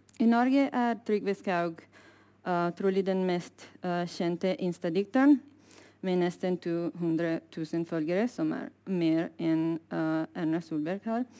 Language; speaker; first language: Norwegian; non-native, fluent; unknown